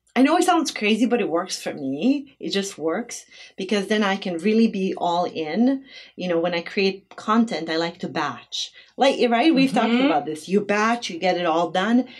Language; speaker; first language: English; non-native, fluent; Bosnian